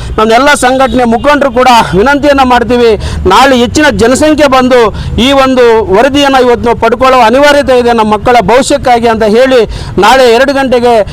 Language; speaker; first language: Kannada; native; Kannada